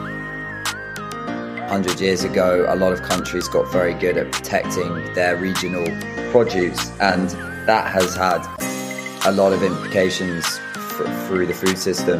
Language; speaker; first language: English; native; English